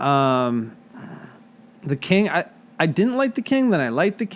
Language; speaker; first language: English; native; English